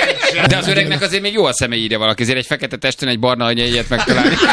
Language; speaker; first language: Hungarian; native; Hungarian